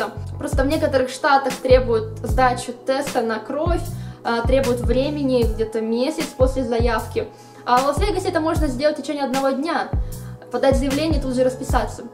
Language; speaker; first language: Russian; native; Russian